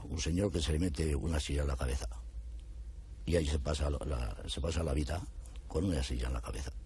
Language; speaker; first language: Spanish; native; Spanish